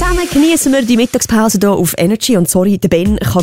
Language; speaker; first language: German; native; German